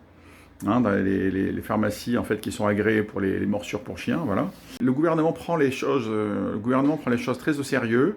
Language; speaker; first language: French; native; French